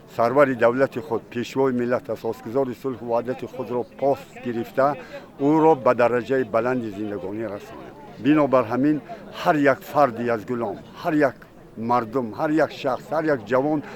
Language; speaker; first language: Tajik; non-native, local second language; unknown